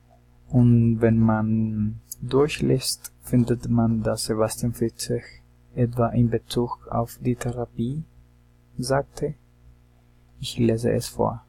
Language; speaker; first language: German; non-native, learner; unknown